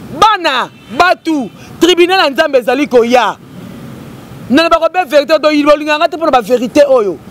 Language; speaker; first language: Lingala; native; Lingala